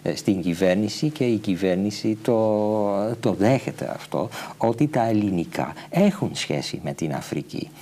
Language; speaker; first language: Greek; non-native, fluent; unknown